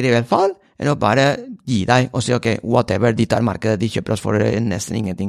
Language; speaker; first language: Norwegian; non-native, fluent; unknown